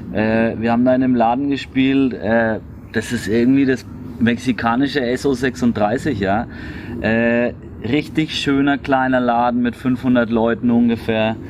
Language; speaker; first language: German; native; German